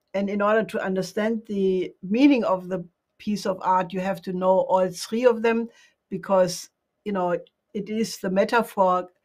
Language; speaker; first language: English; non-native, fluent; German